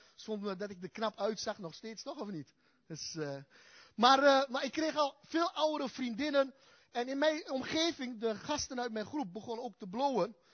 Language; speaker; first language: Dutch; early bilingual, other home language; Turkish